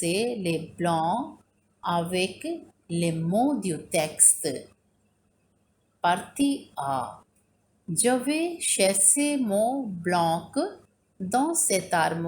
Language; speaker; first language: French; non-native, fluent; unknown